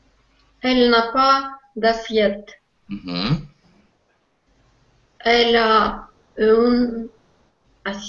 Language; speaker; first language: French; non-native, learner; Russian